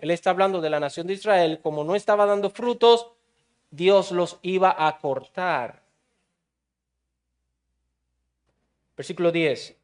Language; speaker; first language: Spanish; native; Spanish